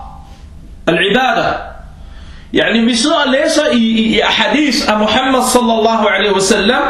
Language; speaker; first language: Danish; non-native, fluent; Arabic